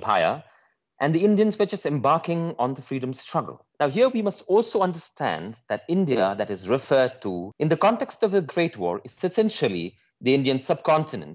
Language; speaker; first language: English; non-native, local second language; Nepali